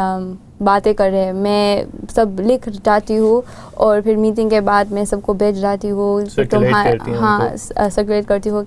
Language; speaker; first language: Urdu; non-native, learner; Gujarati